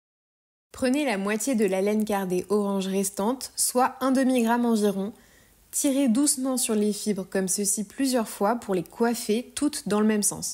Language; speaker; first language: French; native; French